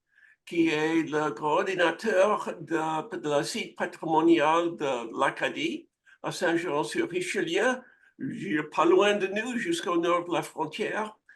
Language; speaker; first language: French; non-native, fluent; English